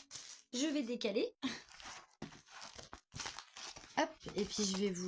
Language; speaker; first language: French; native; French